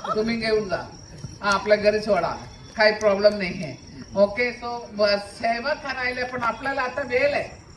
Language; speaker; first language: Marathi; non-native, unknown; Malayalam